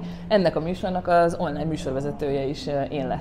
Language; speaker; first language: Hungarian; native; Hungarian